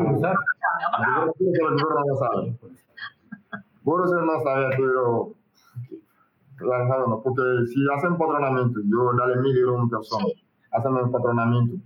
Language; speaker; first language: Spanish; non-native, learner; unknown